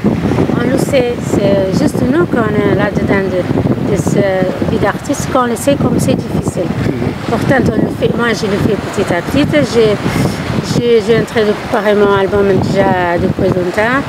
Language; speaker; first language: French; non-native, learner; Kabuverdianu